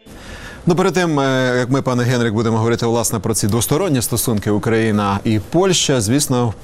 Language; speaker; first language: Ukrainian; native; Ukrainian